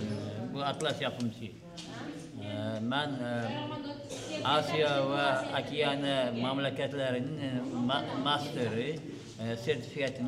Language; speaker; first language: Turkish; non-native, learner; Uzbek